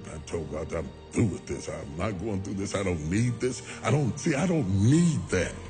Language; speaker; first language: English; native; English